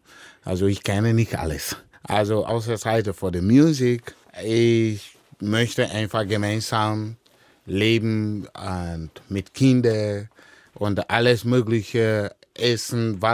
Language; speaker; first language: German; non-native, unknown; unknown